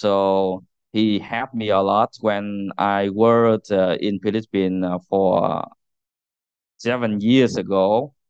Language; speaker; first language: English; non-native, learner; Vietnamese